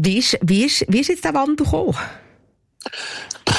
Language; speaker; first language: German; native; German